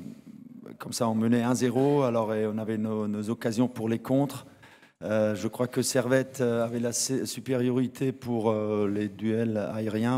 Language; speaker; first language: French; non-native, fluent; German